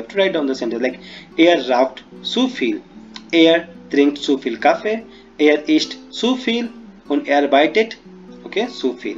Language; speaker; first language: German; non-native, fluent; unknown